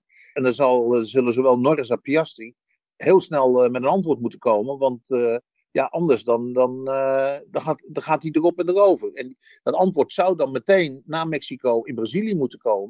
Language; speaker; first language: Dutch; native; Dutch